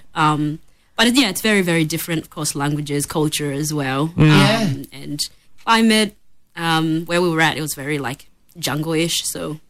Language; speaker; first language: English; early bilingual, other home language; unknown